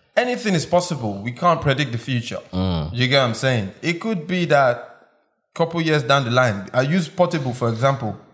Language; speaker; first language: English; non-native, local second language; Yoruba